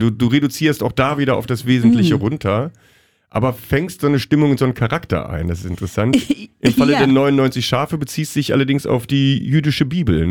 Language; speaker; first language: German; native; German